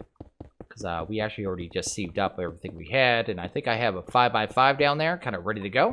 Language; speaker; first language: English; native; English